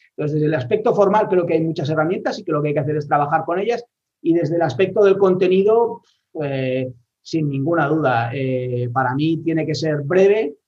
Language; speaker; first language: Spanish; native; Spanish